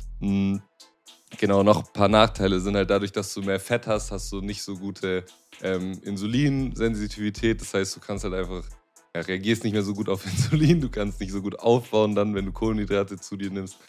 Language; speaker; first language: German; native; German